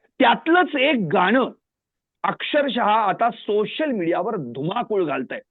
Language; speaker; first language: Marathi; native; Marathi